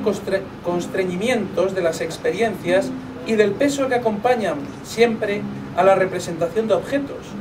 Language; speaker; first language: Spanish; native; Spanish